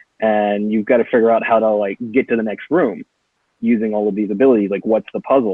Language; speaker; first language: English; native; English